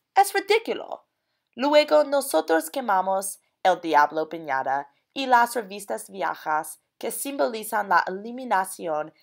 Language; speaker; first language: Spanish; non-native, learner; English